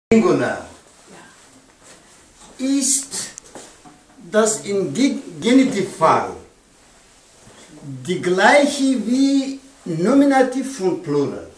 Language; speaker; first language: German; non-native, learner; Pashto